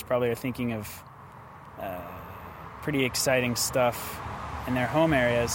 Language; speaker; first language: English; native; English